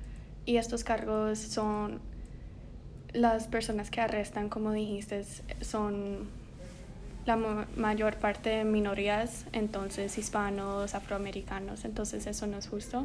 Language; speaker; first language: Spanish; early bilingual, heritage; Spanish